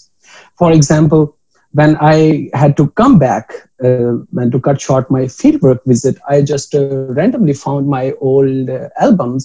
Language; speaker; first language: English; non-native, local second language; Urdu